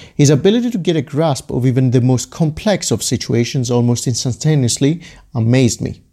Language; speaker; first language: English; non-native, fluent; Greek